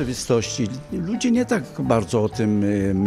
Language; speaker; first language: Polish; early bilingual, heritage; Polish